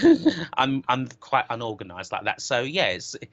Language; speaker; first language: English; native; English